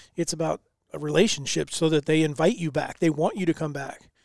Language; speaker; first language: English; native; English